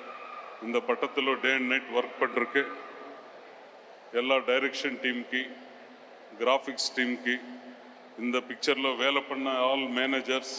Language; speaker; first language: Tamil; non-native, learner; Telugu